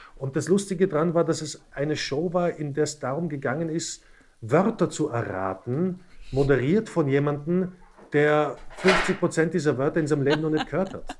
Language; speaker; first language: German; early bilingual, other home language; Slovak